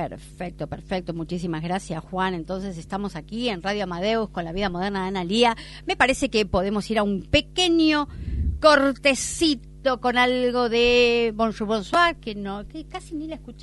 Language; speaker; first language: Spanish; native; Spanish